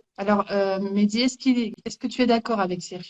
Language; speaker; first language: French; native; French